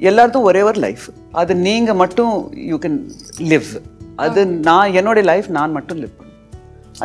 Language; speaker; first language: Tamil; early bilingual, heritage; Tamil